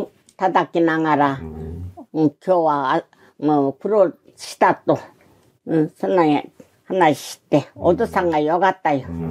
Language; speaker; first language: Japanese; non-native, learner; Korean